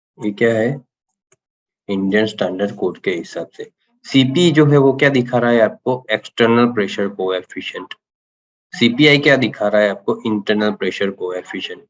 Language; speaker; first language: Hindi; non-native, local second language; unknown